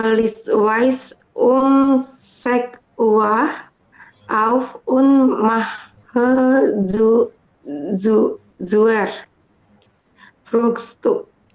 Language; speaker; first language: German; non-native, learner; Indonesian